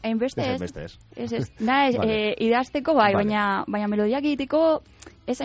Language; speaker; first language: Basque; non-native, local second language; Spanish